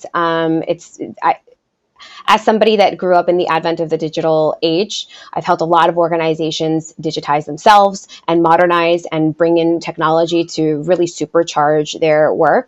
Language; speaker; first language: English; early bilingual, other home language; Spanish